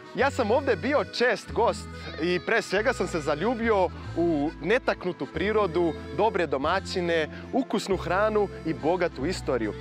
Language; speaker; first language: Serbian; non-native, fluent; Portuguese